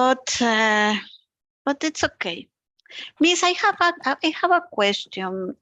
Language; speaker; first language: English; non-native, learner; Spanish